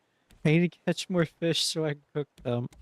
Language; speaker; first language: English; native; English